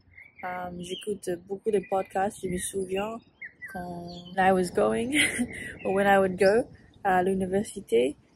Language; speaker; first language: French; non-native, learner; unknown